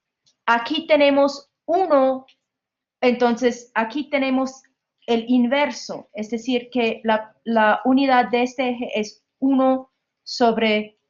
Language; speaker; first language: Spanish; non-native, fluent; English